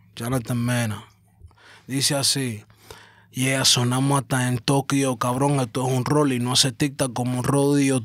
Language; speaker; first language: Spanish; early bilingual, heritage; Spanish